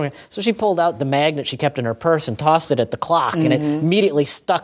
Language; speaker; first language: English; native; English